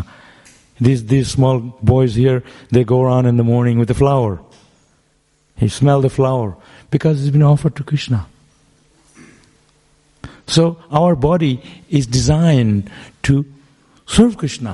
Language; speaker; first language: English; non-native, local second language; Bangla